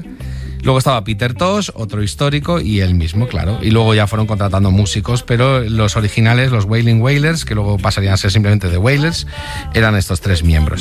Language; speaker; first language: Spanish; native; Spanish